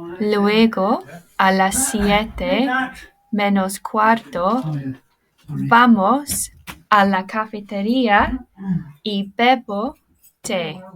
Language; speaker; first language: Spanish; non-native, fluent; English